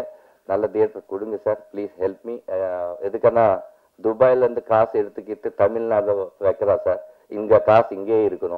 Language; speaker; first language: Tamil; non-native, learner; Telugu